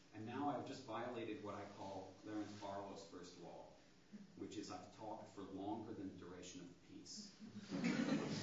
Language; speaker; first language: English; native; English